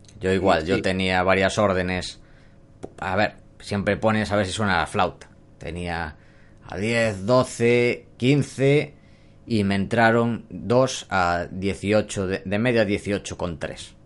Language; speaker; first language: Spanish; native; Spanish